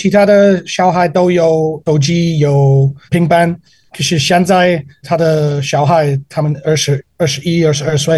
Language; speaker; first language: Chinese; non-native, learner; English